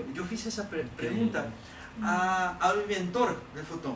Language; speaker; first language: Spanish; non-native, learner; Portuguese